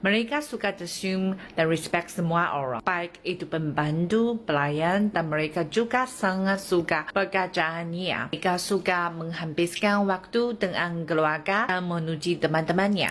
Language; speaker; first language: Indonesian; non-native, fluent; Chinese